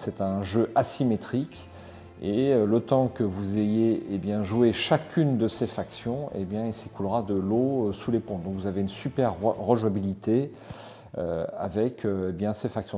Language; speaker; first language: French; native; French